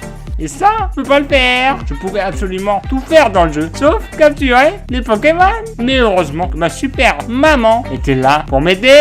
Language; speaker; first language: French; native; French